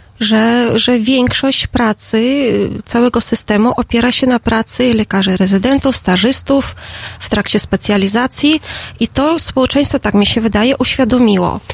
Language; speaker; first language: Polish; non-native, fluent; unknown